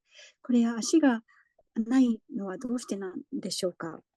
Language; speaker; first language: Japanese; native; Japanese